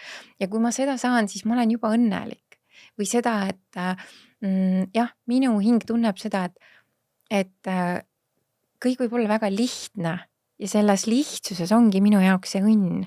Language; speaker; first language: Estonian; native; Estonian